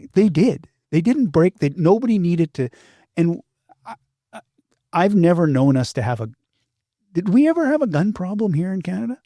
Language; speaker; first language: English; native; English